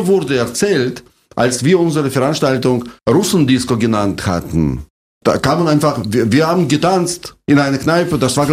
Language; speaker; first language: German; non-native, fluent; Russian